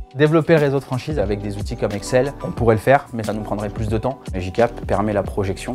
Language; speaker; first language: French; native; French